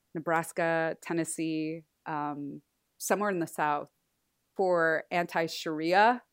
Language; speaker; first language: English; native; English